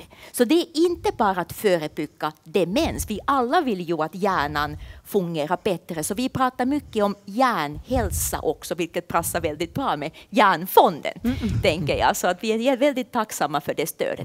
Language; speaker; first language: Swedish; non-native, fluent; Finnish